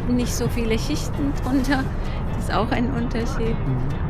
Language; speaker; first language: German; non-native, fluent; Arabic